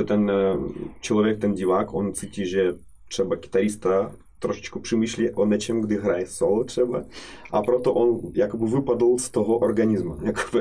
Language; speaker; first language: Czech; non-native, learner; Russian